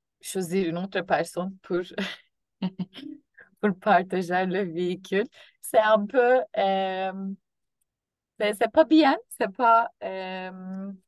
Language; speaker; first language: French; non-native, learner; Turkish